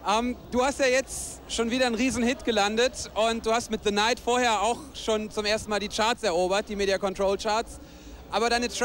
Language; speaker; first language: German; native; German